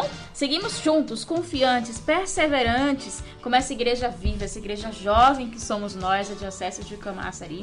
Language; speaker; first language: Portuguese; native; Portuguese